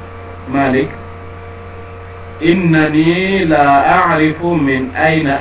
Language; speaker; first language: Arabic; non-native, fluent; Wolof